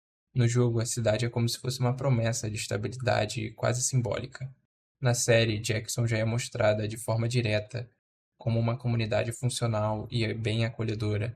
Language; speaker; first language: Portuguese; native; Portuguese